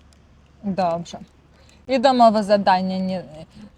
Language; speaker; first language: Polish; non-native, learner; Russian